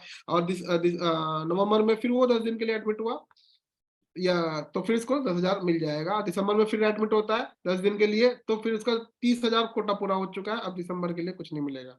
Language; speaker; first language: Hindi; native; Hindi